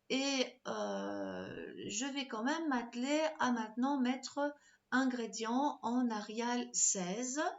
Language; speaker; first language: French; native; French